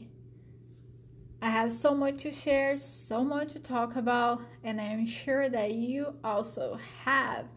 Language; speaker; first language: English; non-native, fluent; Portuguese